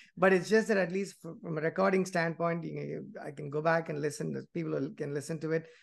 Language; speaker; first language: English; non-native, local second language; Tamil